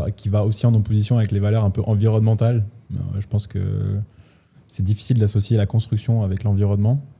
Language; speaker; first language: French; native; French